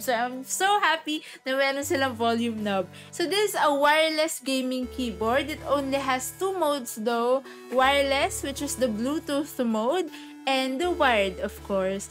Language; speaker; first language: English; non-native, local second language; Filipino